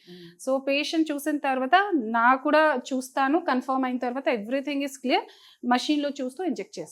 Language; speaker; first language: Telugu; non-native, fluent; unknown